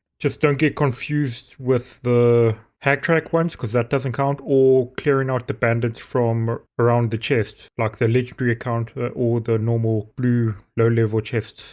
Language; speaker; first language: English; native; English